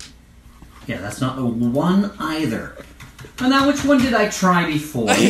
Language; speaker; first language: English; native; English